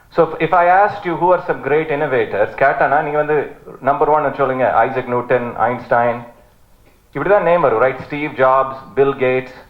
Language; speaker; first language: Tamil; early bilingual, heritage; Tamil